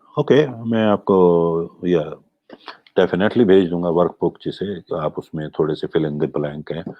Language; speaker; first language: Urdu; non-native, local second language; Gujarati